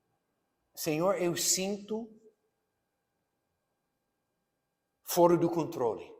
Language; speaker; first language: Portuguese; non-native, fluent; English